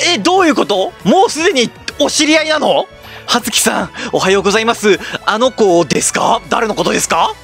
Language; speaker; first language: Japanese; native; Japanese